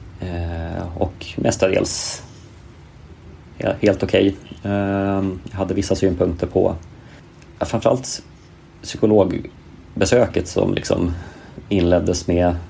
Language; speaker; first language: Swedish; native; Swedish